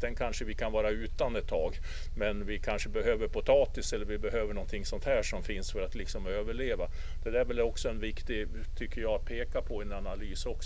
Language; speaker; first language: Swedish; native; Swedish